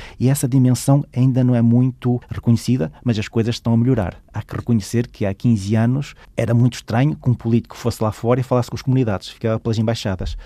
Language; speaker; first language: Portuguese; native; Portuguese